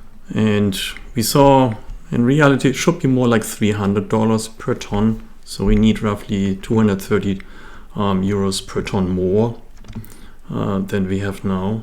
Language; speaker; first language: English; non-native, fluent; German